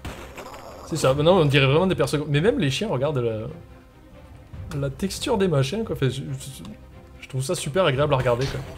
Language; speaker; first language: French; native; French